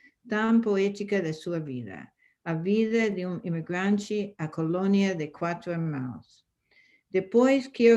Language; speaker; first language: Portuguese; non-native, fluent; English